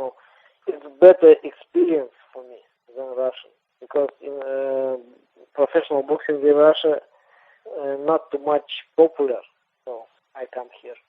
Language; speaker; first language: English; non-native, learner; Russian